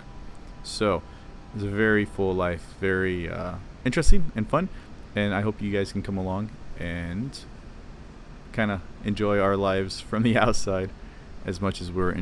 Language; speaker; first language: English; native; English